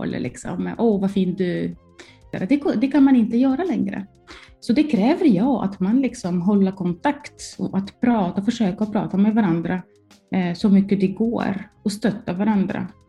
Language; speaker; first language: Swedish; non-native, fluent; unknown